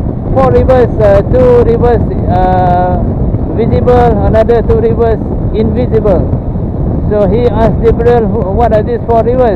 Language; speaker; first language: English; non-native, local second language; Malay